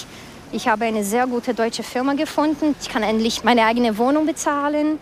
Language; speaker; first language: German; non-native, fluent; Portuguese